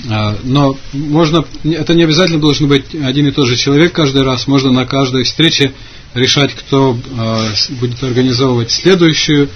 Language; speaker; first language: Russian; native; Russian